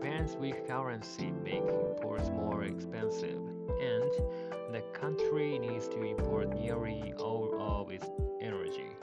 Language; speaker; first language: English; non-native, learner; Japanese